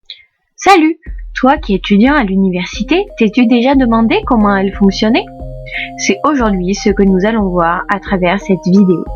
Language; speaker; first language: French; native; French